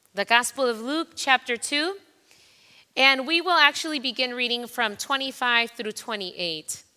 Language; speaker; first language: English; non-native, fluent; Spanish